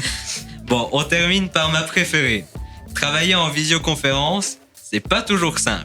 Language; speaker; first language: French; native; French